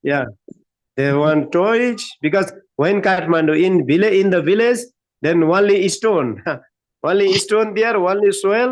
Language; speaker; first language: English; non-native, learner; Nepali